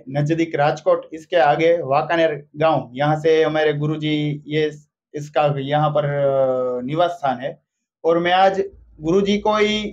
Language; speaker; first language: Hindi; non-native, local second language; Gujarati